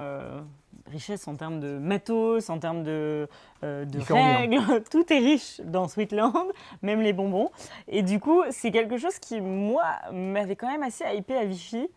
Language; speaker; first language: French; native; French